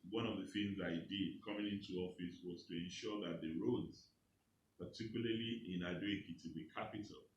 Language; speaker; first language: English; non-native, local second language; Yoruba